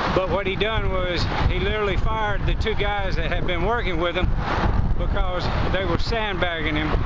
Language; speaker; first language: English; native; English